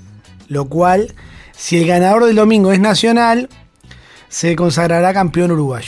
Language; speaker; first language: Spanish; native; Spanish